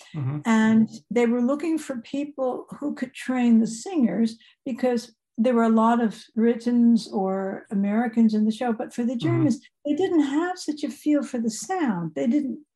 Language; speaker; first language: English; native; English